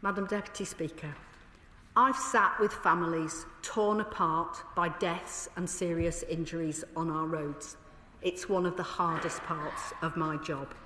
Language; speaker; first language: English; native; English